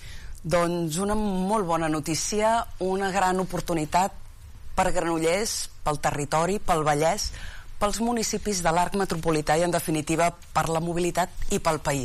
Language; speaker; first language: Catalan; native; Catalan